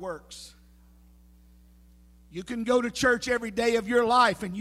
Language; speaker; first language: English; native; English